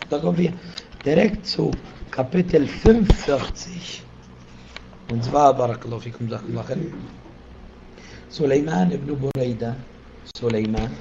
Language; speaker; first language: German; non-native, fluent; Arabic